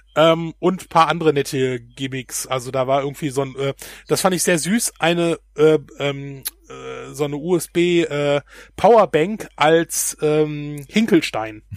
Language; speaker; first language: German; native; German